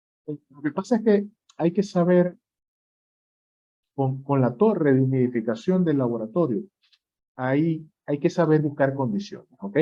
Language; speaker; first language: Spanish; native; Spanish